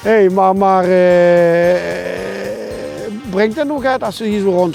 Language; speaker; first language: Dutch; native; Dutch